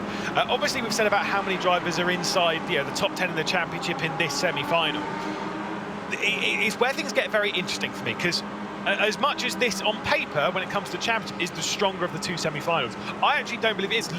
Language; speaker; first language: English; native; English